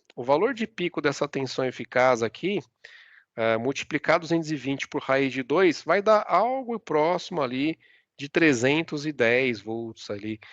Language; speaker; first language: Portuguese; native; Portuguese